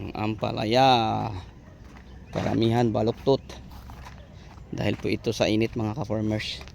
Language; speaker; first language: Filipino; native; Filipino